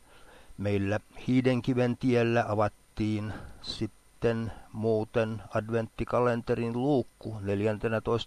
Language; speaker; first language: Finnish; native; Finnish